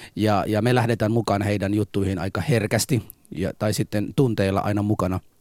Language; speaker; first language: Finnish; non-native, fluent; Somali